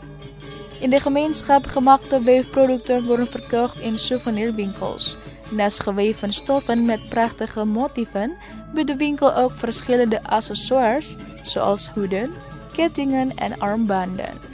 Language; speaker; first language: Dutch; non-native, learner; Indonesian